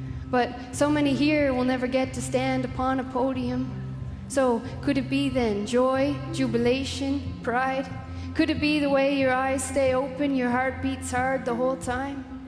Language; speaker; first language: English; native; English